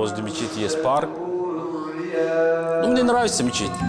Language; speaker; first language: Russian; non-native, local second language; Tajik